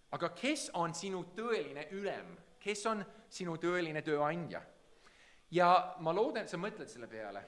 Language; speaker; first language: Estonian; early bilingual, heritage; Estonian